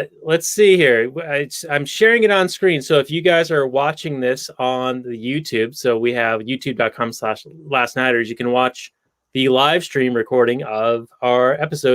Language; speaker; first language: English; native; English